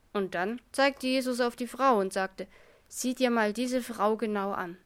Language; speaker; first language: German; native; German